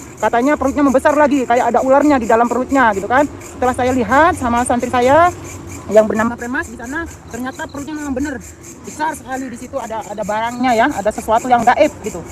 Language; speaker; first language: Indonesian; non-native, local second language; Madurese